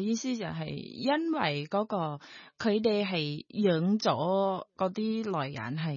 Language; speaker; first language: Cantonese; non-native, learner; Thai